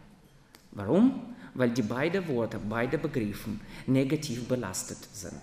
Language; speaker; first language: German; non-native, fluent; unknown